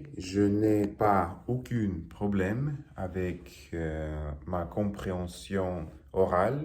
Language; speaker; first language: French; non-native, learner; Russian